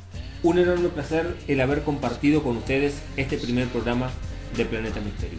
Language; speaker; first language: Spanish; native; Spanish